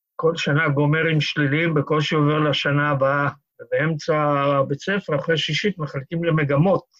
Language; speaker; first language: Hebrew; native; Hebrew